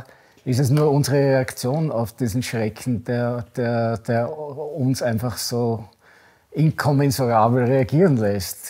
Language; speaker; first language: German; native; German